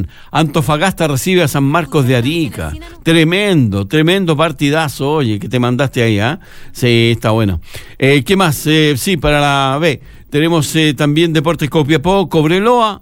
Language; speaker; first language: Spanish; native; Spanish